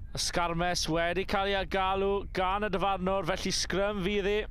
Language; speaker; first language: Welsh; native; Welsh